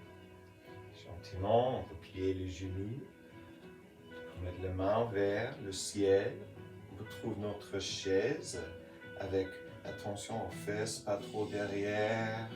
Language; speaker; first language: French; non-native, fluent; English